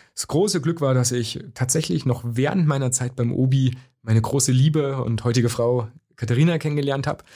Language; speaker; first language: German; native; German